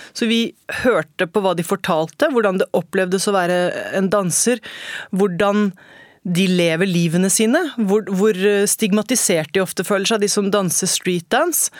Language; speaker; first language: Norwegian; native; Norwegian